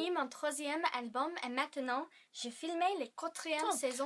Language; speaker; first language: French; non-native, learner; English